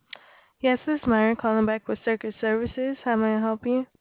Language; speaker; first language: English; native; English